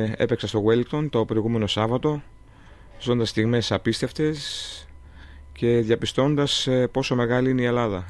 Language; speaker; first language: Greek; early bilingual, heritage; Greek